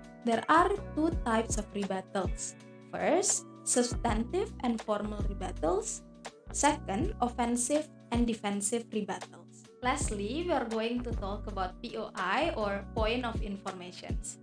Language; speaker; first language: English; non-native, fluent; Indonesian